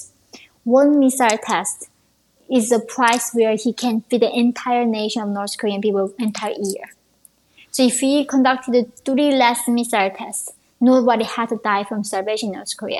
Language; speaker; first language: English; non-native, fluent; Korean